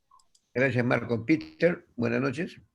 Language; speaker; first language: Spanish; native; Spanish